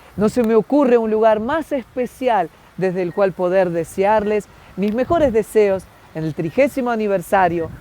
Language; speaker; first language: Spanish; non-native, fluent; Ukrainian